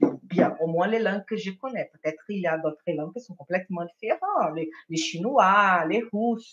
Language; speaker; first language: French; non-native, fluent; Portuguese